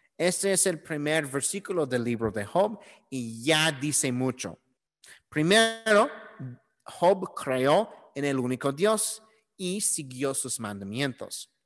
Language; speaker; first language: Spanish; non-native, learner; English